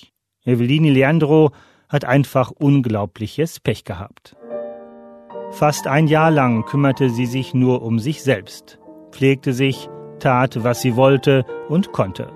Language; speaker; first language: German; native; German